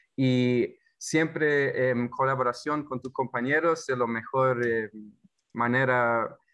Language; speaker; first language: Spanish; non-native, fluent; English